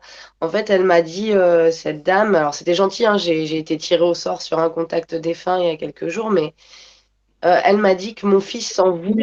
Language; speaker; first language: French; native; French